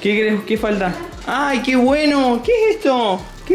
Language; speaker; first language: Spanish; native; Spanish